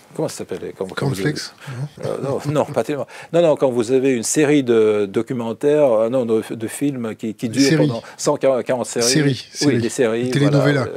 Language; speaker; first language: French; non-native, fluent; Russian